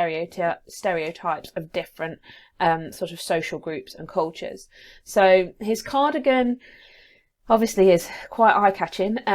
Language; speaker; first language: English; native; English